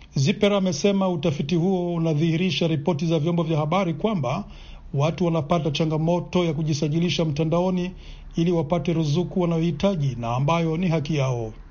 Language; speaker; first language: Swahili; non-native, local second language; Rundi